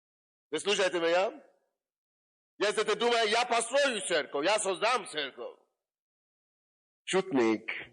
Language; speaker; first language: Russian; non-native, fluent; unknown